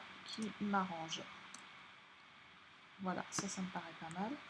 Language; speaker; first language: French; native; French